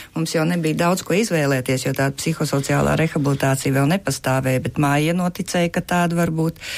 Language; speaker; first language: Latvian; native; Latvian